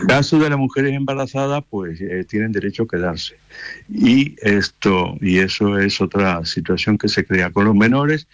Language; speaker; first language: Spanish; native; Spanish